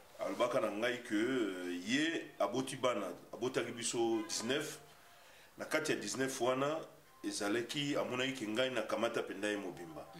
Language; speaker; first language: Lingala; native; Lingala